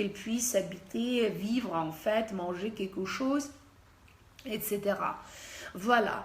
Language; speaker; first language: French; non-native, fluent; Russian